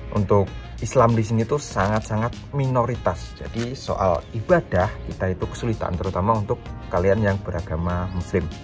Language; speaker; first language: Indonesian; native; Indonesian